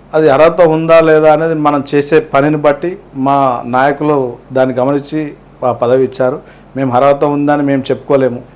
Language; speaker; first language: Telugu; native; Telugu